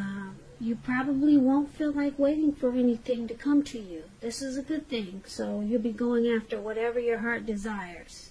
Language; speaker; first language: English; native; English